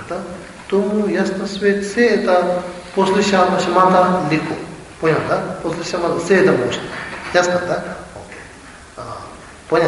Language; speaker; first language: Russian; non-native, learner; Tibetan